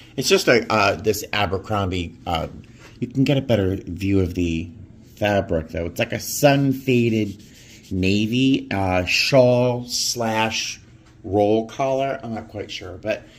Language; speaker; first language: English; native; English